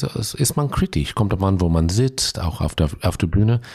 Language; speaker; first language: German; non-native, fluent; English